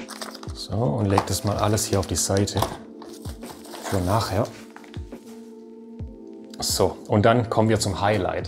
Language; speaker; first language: German; native; German